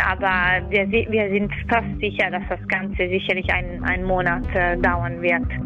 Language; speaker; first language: German; non-native, learner; Italian